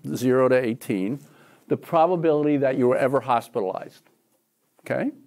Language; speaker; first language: English; native; English